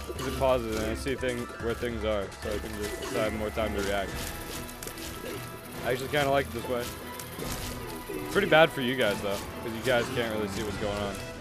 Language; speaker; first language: English; native; English